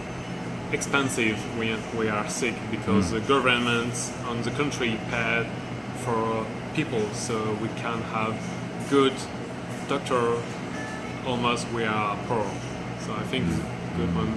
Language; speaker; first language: English; non-native, learner; French